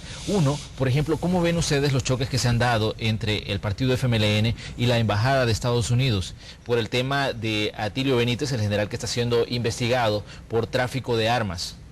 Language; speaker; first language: Spanish; native; Spanish